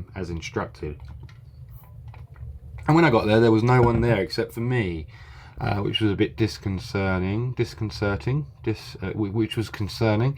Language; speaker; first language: English; native; English